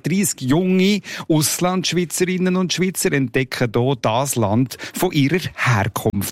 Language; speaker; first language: German; native; German